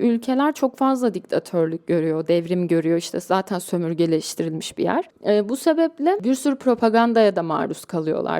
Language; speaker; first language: Turkish; native; Turkish